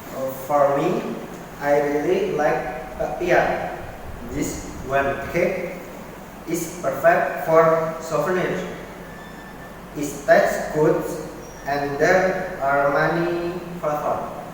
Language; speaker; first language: English; non-native, learner; Indonesian